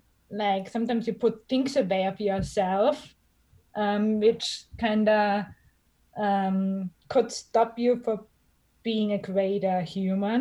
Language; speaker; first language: English; non-native, fluent; German